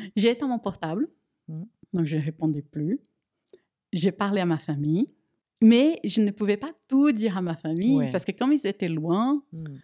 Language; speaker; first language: French; non-native, fluent; Portuguese